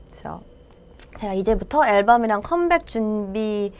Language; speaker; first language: Korean; non-native, fluent; Thai